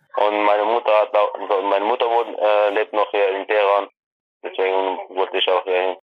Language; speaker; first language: German; non-native, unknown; Persian